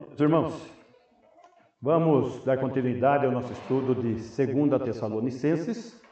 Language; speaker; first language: Portuguese; native; Portuguese